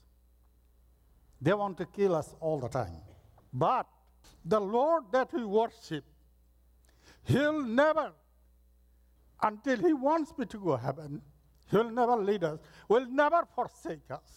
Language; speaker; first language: English; non-native, local second language; Bangla